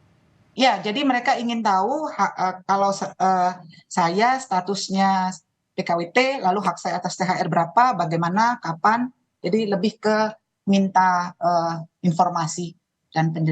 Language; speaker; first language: Indonesian; native; Indonesian